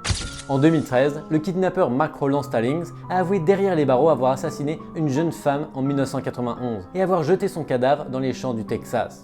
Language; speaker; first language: French; native; French